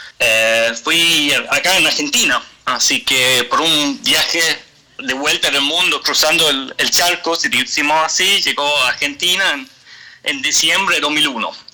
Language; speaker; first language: Spanish; non-native, fluent; Swedish